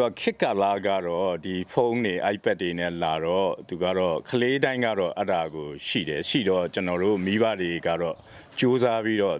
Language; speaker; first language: Burmese; native; Burmese